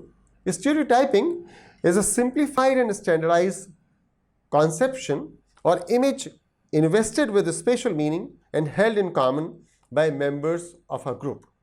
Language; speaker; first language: English; non-native, local second language; Hindi